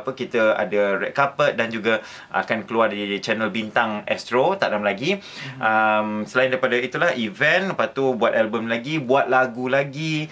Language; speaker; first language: Malay; native; Malay